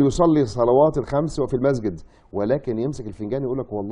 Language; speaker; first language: Arabic; native; Arabic